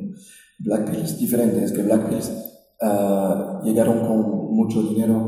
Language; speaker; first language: Spanish; non-native, fluent; French